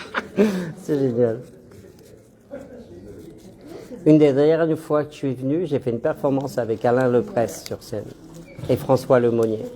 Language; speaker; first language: French; native; French